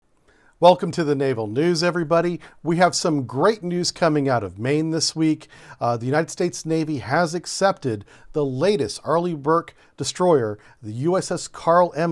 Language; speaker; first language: English; native; English